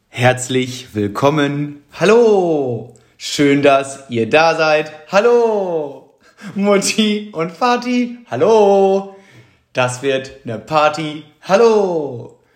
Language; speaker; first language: German; native; German